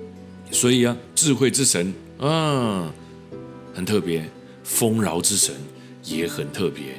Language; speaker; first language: Chinese; native; Chinese